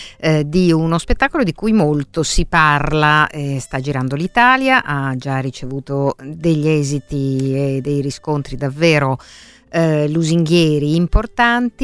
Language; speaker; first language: Italian; native; Italian